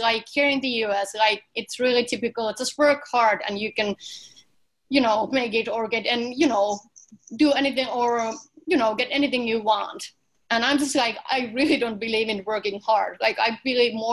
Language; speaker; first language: English; non-native, fluent; Finnish